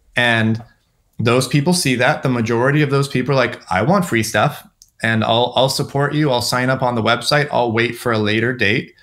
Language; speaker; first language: English; native; English